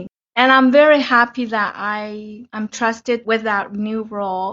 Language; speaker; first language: English; non-native, fluent; Chinese